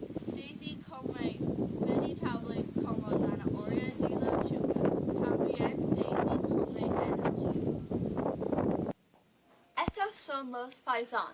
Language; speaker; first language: Spanish; non-native, learner; English